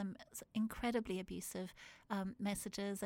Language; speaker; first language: English; native; English